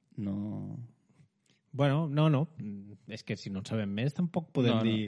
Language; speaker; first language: Catalan; native; Catalan